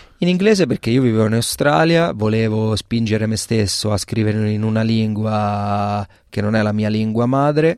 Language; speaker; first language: Italian; native; Italian